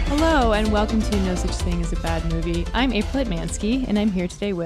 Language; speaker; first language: English; native; English